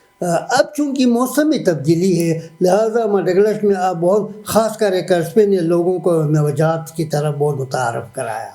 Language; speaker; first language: Urdu; non-native, local second language; Persian